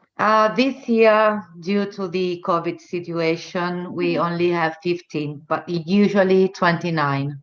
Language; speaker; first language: English; non-native, fluent; Italian